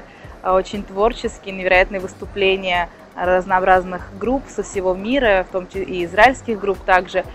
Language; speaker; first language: Russian; native; Russian